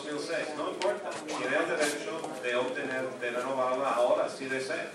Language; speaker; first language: Spanish; non-native, fluent; English